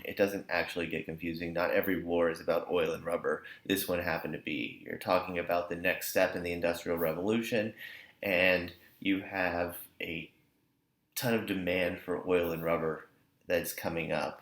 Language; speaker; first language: English; native; English